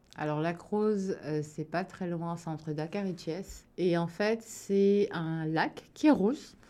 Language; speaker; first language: French; early bilingual, other home language; Wolof